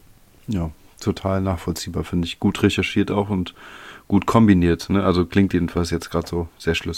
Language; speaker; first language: German; native; German